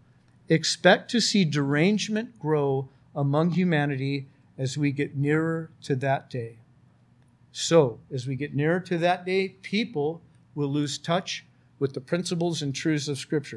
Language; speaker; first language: English; native; English